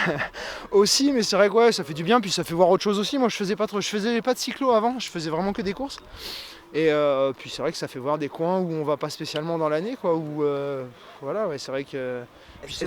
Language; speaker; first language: French; native; French